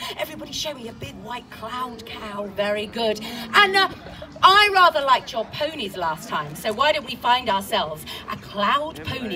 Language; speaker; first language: English; native; English